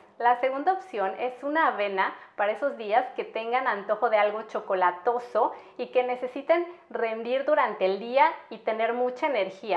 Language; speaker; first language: Spanish; native; Spanish